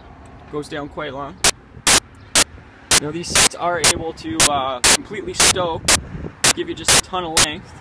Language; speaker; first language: English; native; English